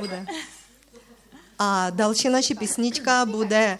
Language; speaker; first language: Czech; non-native, fluent; Ukrainian